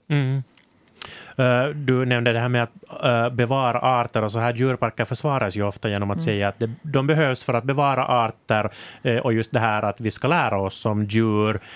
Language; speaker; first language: Swedish; native; Swedish